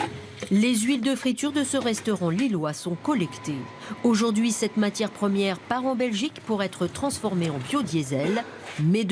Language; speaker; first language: French; native; French